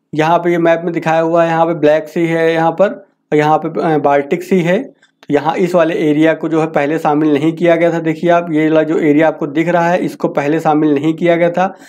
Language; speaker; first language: Hindi; native; Hindi